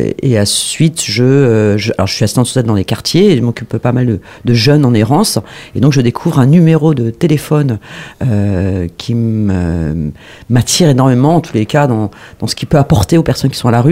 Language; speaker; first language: French; native; French